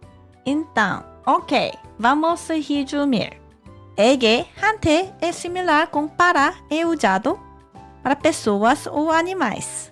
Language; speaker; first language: Portuguese; non-native, learner; Korean